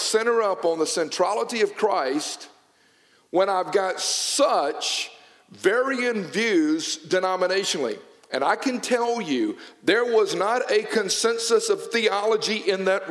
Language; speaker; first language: English; native; English